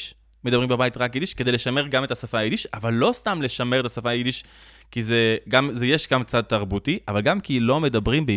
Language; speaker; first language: Hebrew; native; Hebrew